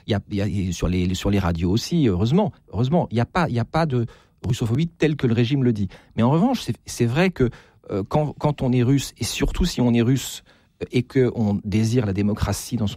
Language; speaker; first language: French; native; French